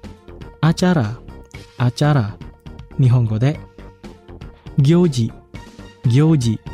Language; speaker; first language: Japanese; non-native, fluent; Indonesian